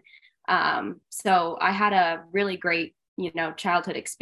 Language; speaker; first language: English; native; English